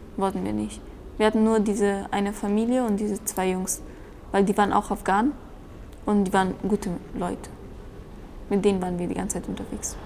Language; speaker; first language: German; early bilingual, other home language; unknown